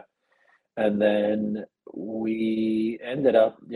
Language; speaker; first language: English; native; English